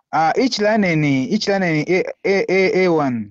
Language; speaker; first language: German; non-native, learner; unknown